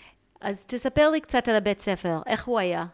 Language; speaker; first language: Hebrew; native; Hebrew